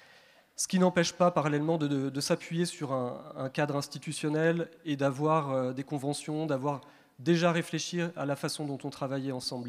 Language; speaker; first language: French; native; French